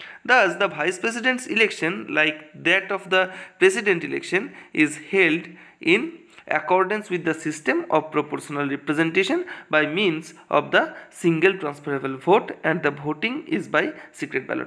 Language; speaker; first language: English; non-native, local second language; Bangla